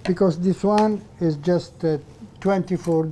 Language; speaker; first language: English; non-native, learner; Italian